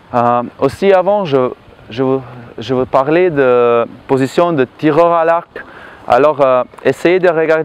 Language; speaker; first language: French; non-native, learner; Slovenian